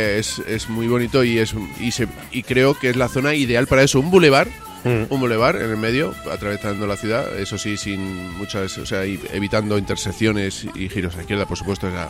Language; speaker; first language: Spanish; native; Spanish